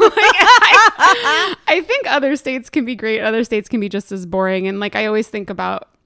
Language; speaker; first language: English; native; English